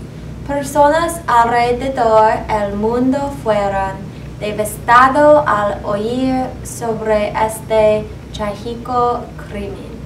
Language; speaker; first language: Spanish; non-native, learner; English